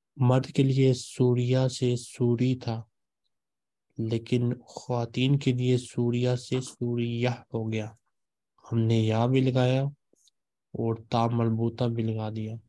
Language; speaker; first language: Urdu; native; Urdu